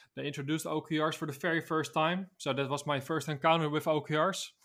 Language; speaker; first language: English; non-native, fluent; Dutch